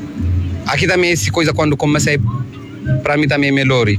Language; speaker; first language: Portuguese; non-native, learner; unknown